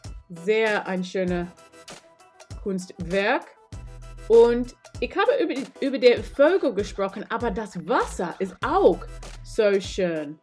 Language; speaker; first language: German; non-native, learner; English